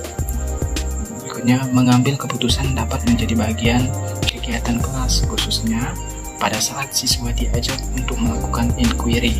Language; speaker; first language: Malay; non-native, local second language; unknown